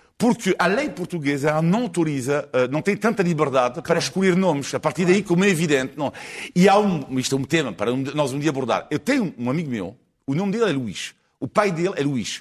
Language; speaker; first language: Portuguese; non-native, fluent; French